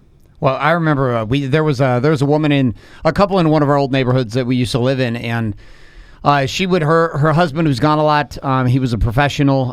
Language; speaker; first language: English; native; English